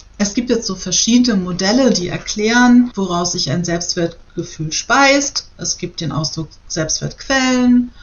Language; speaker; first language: German; native; German